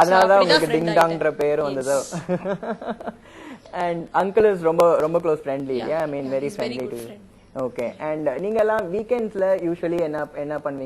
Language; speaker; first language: Tamil; native; Tamil